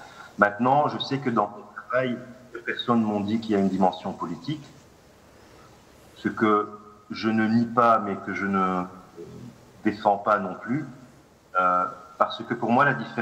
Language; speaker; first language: French; non-native, local second language; Arabic